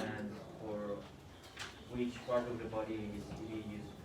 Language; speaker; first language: English; non-native, learner; Spanish